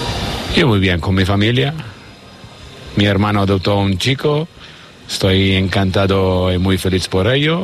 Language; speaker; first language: Spanish; non-native, learner; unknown